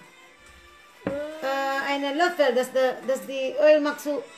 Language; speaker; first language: German; non-native, learner; Cebuano